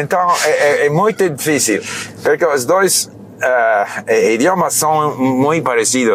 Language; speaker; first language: Portuguese; non-native, learner; English